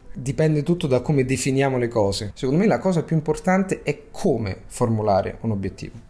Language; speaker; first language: Italian; native; Italian